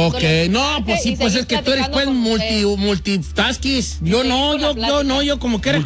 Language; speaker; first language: Spanish; native; Spanish